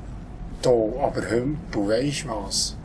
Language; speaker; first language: German; native; German